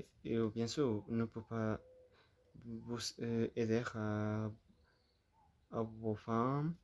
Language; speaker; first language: French; non-native, learner; Spanish